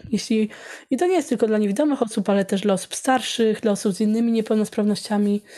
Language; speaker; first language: Polish; native; Polish